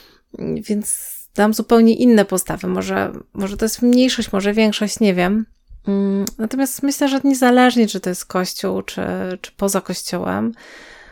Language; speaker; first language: Polish; native; Polish